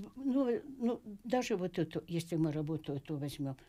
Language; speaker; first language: Russian; native; Russian